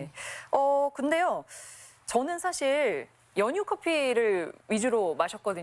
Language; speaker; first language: Korean; native; Korean